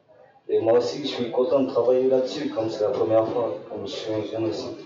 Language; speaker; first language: French; non-native, local second language; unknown